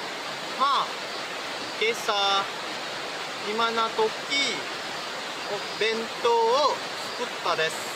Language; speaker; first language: Japanese; non-native, learner; Malay